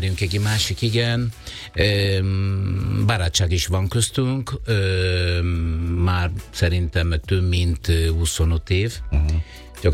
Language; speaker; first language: Hungarian; non-native, fluent; Italian